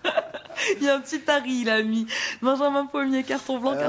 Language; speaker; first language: French; native; French